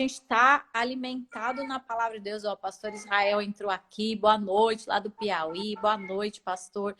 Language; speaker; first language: Portuguese; native; Portuguese